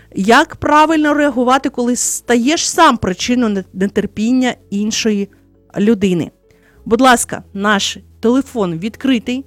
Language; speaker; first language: Ukrainian; native; Ukrainian